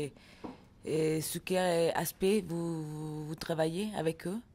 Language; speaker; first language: French; native; French